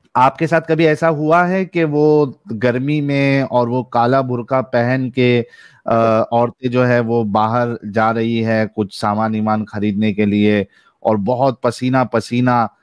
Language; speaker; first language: Urdu; native; Urdu